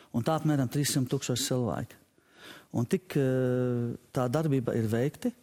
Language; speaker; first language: Latvian; non-native, fluent; Arabic